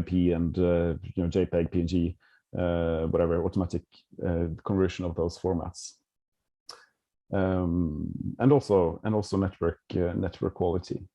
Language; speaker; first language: English; non-native, fluent; Norwegian